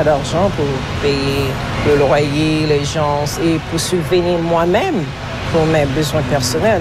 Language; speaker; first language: French; non-native, local second language; Haitian Creole